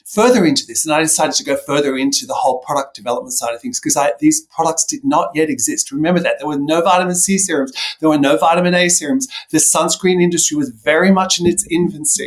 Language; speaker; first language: English; native; English